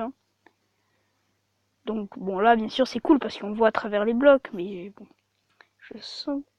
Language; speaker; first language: French; native; French